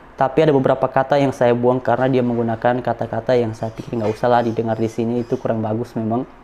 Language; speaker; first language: Indonesian; non-native, local second language; Nias